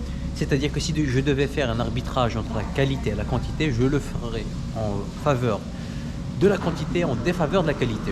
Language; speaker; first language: French; native; French